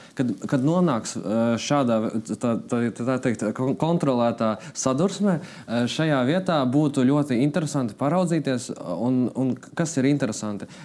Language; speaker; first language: Latvian; non-native, local second language; Russian